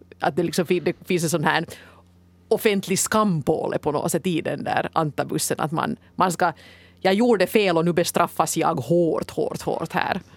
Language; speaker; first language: Swedish; native; Swedish